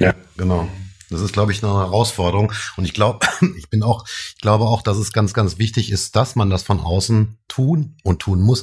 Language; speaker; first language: German; native; German